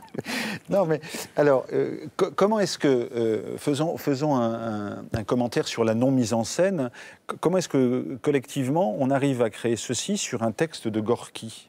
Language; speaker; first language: French; native; French